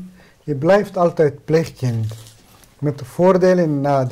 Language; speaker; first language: Dutch; non-native, fluent; Persian